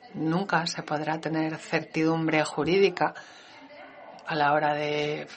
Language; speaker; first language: Spanish; non-native, fluent; Danish